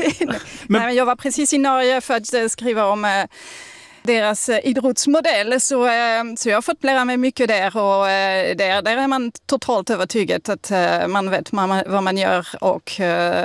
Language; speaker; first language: Swedish; non-native, fluent; French